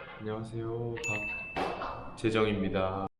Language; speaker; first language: Korean; native; Korean